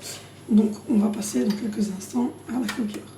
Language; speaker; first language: French; native; French